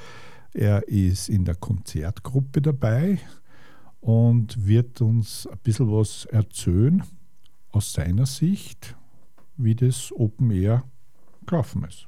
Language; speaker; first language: German; native; German